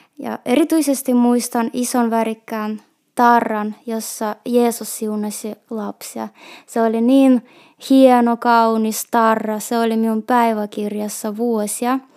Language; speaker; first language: Finnish; non-native, fluent; Russian